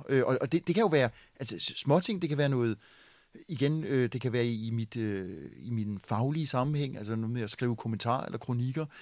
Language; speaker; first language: Danish; native; Danish